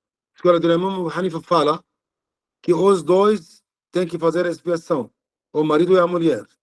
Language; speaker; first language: Portuguese; non-native, learner; Arabic